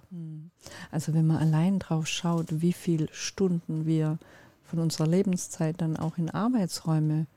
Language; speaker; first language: German; non-native, fluent; Turkish